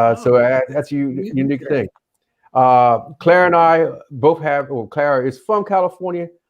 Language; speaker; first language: English; native; English